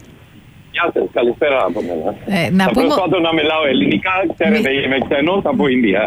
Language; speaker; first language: Greek; non-native, learner; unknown